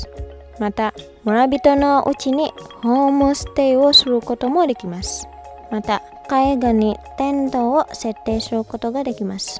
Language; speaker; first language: Japanese; non-native, fluent; Indonesian